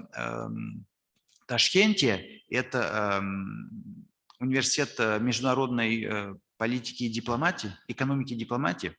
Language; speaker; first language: Russian; non-native, fluent; French